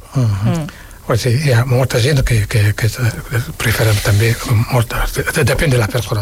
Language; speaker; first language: Catalan; non-native, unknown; Wolof